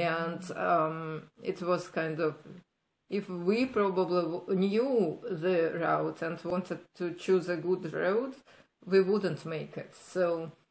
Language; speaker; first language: English; non-native, fluent; Ukrainian